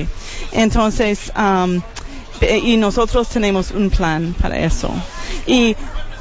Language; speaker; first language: Spanish; non-native, learner; English